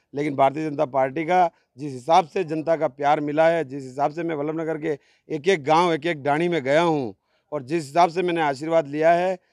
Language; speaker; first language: Hindi; native; Hindi